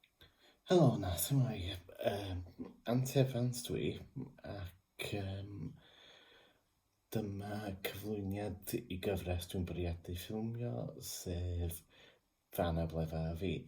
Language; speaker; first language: Welsh; non-native, local second language; English